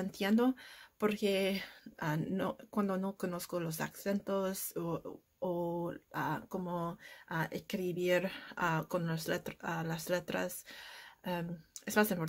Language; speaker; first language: Spanish; non-native, learner; English